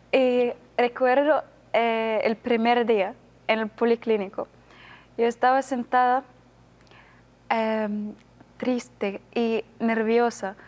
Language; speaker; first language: Spanish; non-native, learner; Arabic